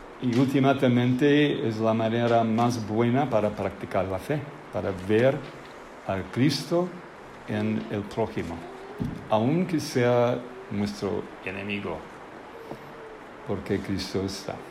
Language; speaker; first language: Spanish; non-native, fluent; English